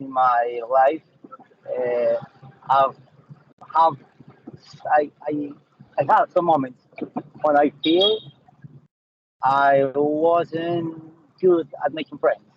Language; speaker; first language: English; non-native, learner; Spanish